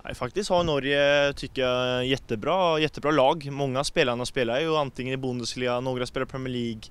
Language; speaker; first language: Swedish; non-native, fluent; Norwegian